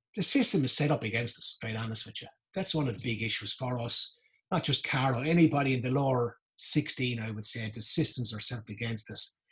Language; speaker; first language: English; native; English